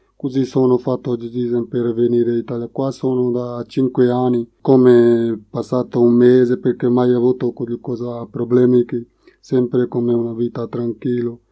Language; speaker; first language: Italian; non-native, learner; Punjabi